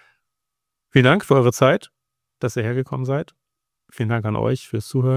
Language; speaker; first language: German; native; German